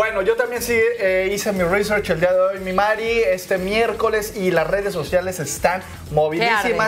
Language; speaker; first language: Spanish; native; Spanish